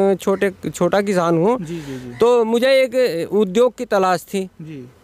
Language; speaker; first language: Hindi; native; Hindi